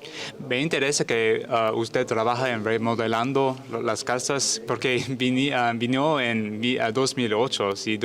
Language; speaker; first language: Spanish; non-native, learner; English